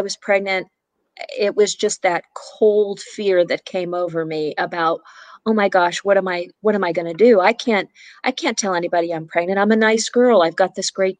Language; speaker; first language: English; native; English